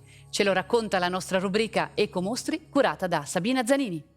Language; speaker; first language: Italian; native; Italian